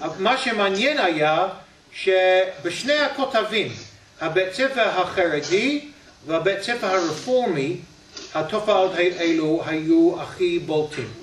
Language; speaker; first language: Hebrew; non-native, fluent; English